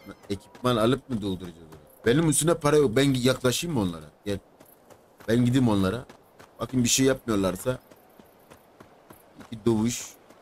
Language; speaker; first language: Turkish; native; Turkish